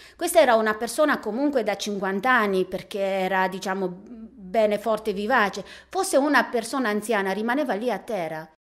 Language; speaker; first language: Italian; non-native, fluent; Romanian